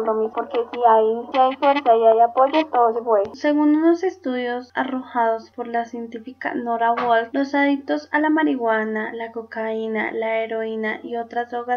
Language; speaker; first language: Spanish; native; Spanish